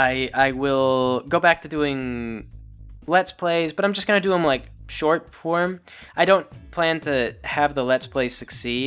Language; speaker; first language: English; native; English